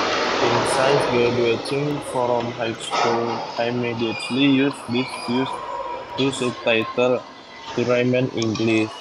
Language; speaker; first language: English; non-native, learner; Indonesian